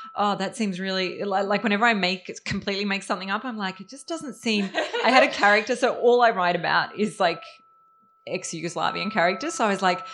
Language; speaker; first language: English; early bilingual, other home language; Serbian